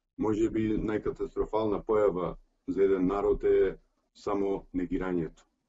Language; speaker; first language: Macedonian; early bilingual, heritage; Macedonian